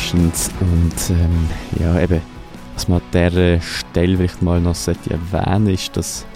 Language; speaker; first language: German; native; German